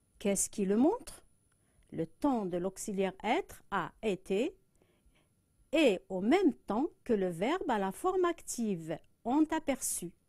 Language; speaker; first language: French; non-native, local second language; Arabic